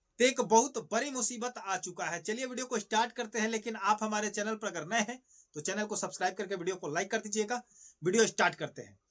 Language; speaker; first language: Hindi; native; Hindi